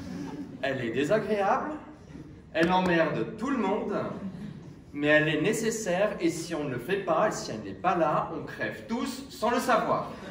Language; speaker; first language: French; native; French